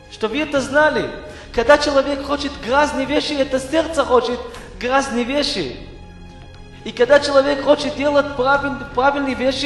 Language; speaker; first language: Russian; non-native, fluent; Hebrew